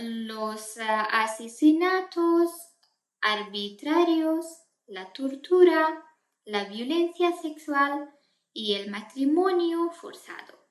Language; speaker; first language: Spanish; non-native, fluent; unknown